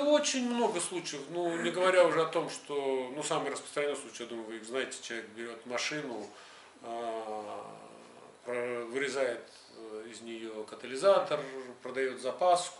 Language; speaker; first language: Russian; native; Russian